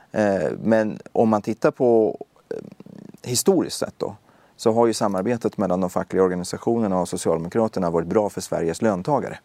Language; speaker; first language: Swedish; early bilingual, other home language; Persian